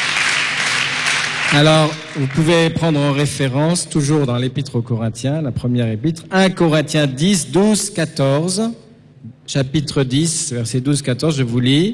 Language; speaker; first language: French; native; French